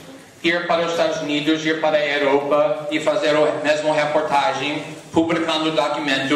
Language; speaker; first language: Portuguese; non-native, learner; English